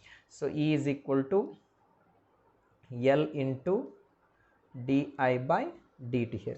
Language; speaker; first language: English; non-native, local second language; Kannada